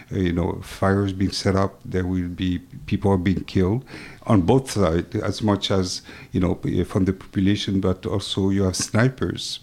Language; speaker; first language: English; non-native, fluent; French